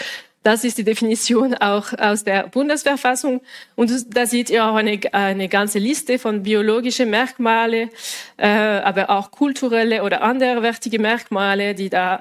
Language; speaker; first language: German; non-native, local second language; French